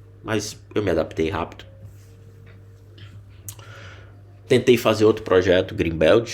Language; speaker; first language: Portuguese; native; Portuguese